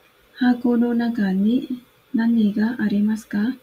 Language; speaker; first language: Japanese; non-native, fluent; Vietnamese